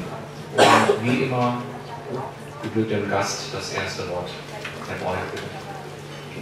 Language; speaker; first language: German; native; German